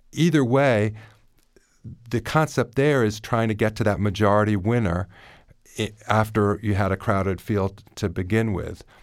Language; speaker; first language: English; native; English